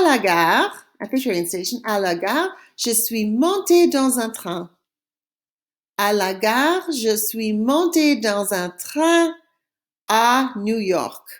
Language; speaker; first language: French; non-native, fluent; English